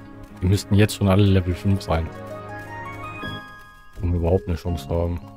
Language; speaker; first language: German; native; German